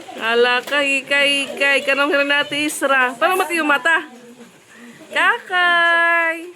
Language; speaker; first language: Filipino; non-native, local second language; Waray